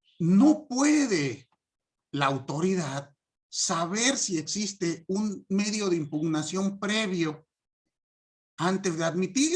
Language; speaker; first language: Spanish; native; Spanish